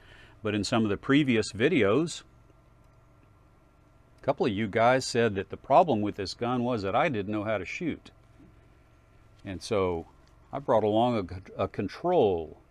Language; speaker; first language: English; native; English